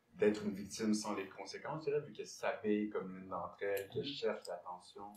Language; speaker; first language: French; native; French